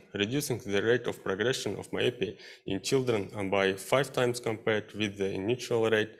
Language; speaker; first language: English; non-native, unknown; Russian